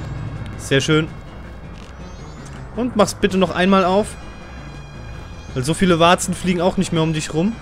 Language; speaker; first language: German; native; German